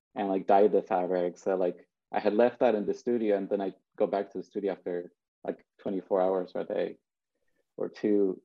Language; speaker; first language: English; early bilingual, other home language; Spanish